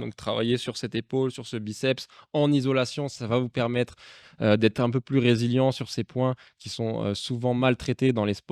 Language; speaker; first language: French; native; French